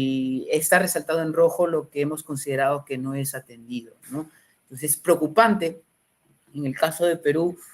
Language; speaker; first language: Spanish; native; Spanish